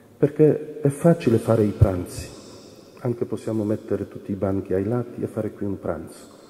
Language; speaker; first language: Italian; non-native, fluent; Polish